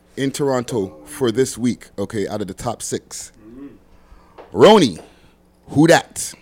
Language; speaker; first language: English; native; English